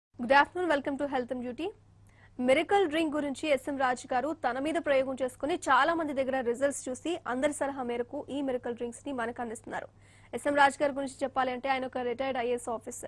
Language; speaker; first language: Telugu; native; Telugu